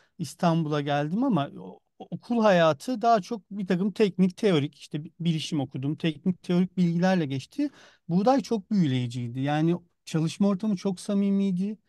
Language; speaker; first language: Turkish; native; Turkish